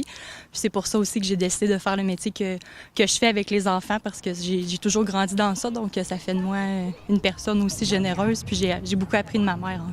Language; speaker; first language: French; native; French